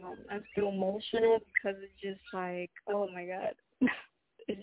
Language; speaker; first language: English; non-native, fluent; Spanish